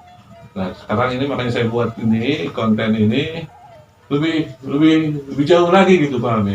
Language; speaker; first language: Indonesian; native; Indonesian